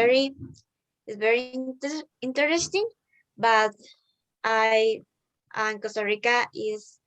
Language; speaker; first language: English; non-native, learner; Spanish